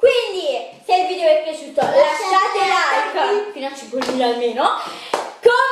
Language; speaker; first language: Italian; native; Italian